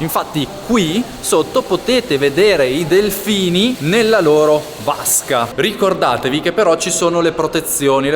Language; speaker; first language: Italian; native; Italian